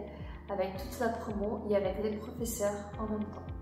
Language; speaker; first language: French; non-native, fluent; Portuguese